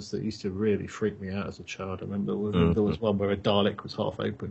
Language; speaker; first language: English; native; English